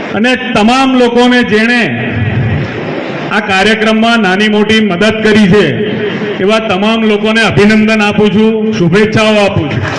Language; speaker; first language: Gujarati; native; Gujarati